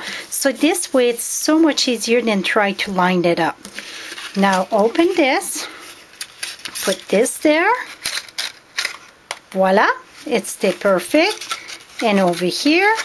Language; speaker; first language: English; non-native, fluent; French